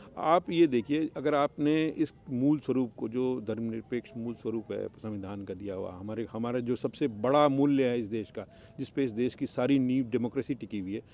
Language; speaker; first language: Hindi; native; Hindi